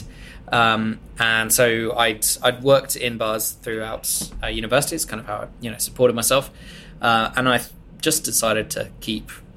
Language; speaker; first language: English; native; English